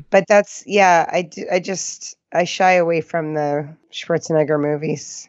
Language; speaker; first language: English; native; English